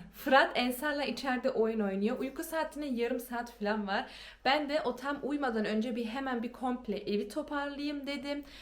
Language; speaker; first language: Turkish; early bilingual, heritage; Turkish